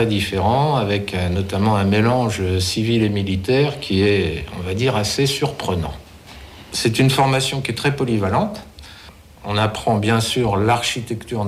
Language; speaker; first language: French; native; French